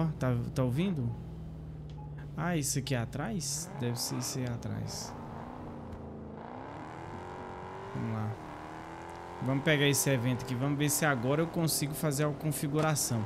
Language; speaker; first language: Portuguese; native; Portuguese